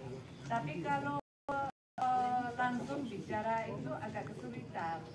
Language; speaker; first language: Indonesian; non-native, learner; Japanese